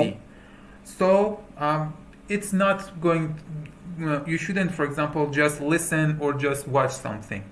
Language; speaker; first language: English; non-native, fluent; Persian